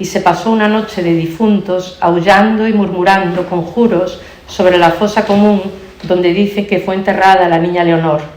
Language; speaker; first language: Spanish; native; Spanish